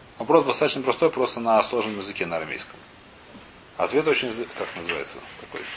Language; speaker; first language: Russian; early bilingual, heritage; Russian